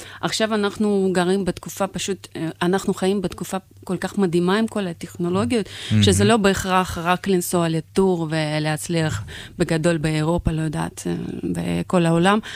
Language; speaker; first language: Hebrew; non-native, fluent; Russian